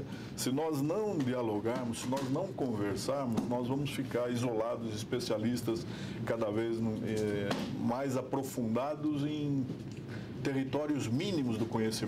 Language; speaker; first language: Portuguese; native; Portuguese